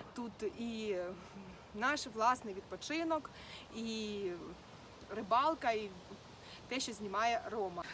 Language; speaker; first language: Ukrainian; native; Ukrainian